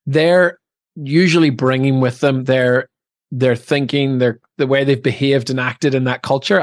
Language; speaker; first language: English; native; English